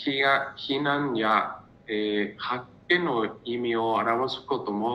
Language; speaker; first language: Japanese; non-native, learner; Spanish